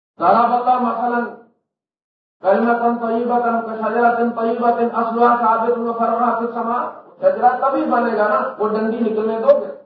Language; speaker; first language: Urdu; non-native, local second language; Punjabi